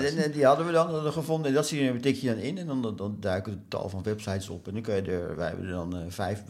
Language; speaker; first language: Dutch; native; Dutch